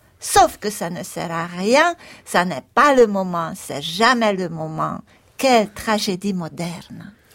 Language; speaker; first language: French; non-native, fluent; Hungarian